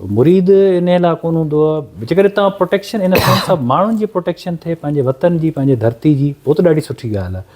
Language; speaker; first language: Sindhi; native; Sindhi